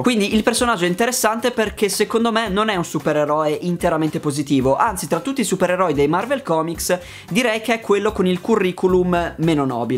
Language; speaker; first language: Italian; native; Italian